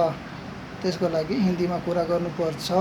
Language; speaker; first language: Nepali; non-native, local second language; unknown